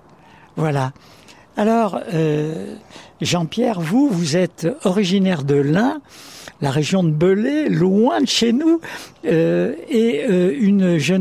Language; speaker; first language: French; native; French